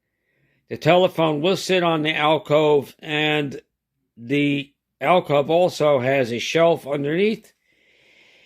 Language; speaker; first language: English; native; English